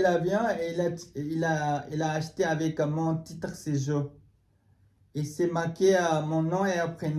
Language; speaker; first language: French; non-native, learner; Tibetan